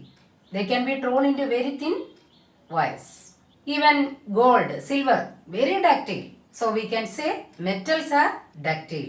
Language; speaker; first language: English; non-native, local second language; Malayalam